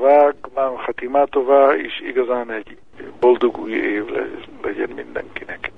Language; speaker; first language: Hungarian; early bilingual, heritage; Hebrew